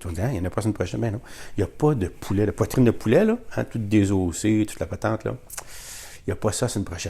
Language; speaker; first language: French; native; French